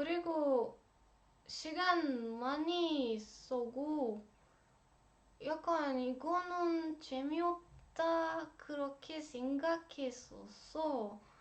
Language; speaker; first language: Korean; non-native, learner; Romanian